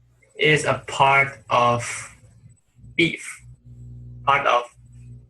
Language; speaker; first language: English; non-native, learner; Chinese